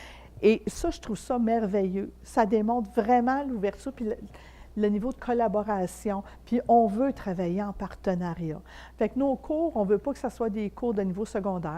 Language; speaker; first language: French; native; French